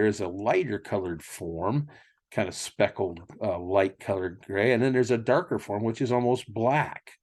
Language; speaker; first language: English; native; English